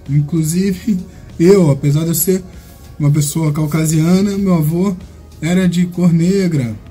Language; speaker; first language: Portuguese; native; Portuguese